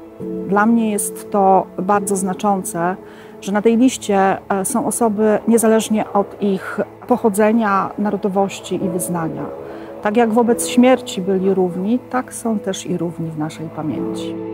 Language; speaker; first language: Polish; native; Polish